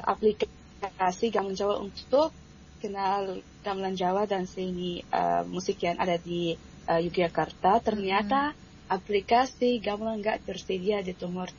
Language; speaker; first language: Indonesian; non-native, fluent; Arabic